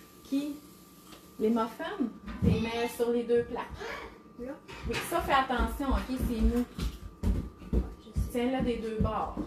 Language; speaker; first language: French; native; French